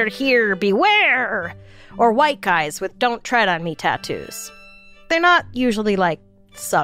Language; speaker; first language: English; native; English